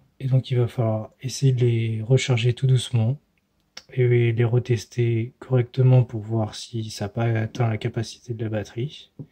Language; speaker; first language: French; native; French